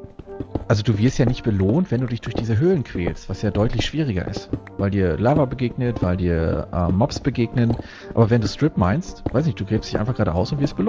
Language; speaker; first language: German; native; German